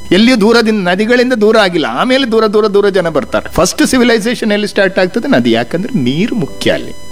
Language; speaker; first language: Kannada; non-native, local second language; Malayalam